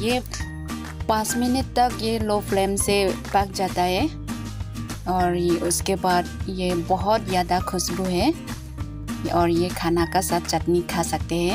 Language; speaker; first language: Hindi; non-native, local second language; Karbi